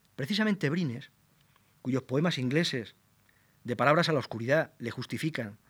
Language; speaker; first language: Spanish; native; Spanish